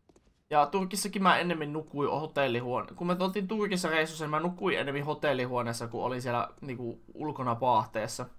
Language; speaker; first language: Finnish; native; Finnish